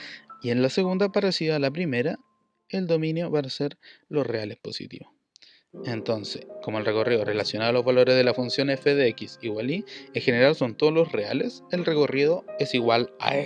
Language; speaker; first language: Spanish; native; Spanish